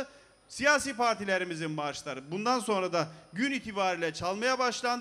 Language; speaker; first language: Turkish; native; Turkish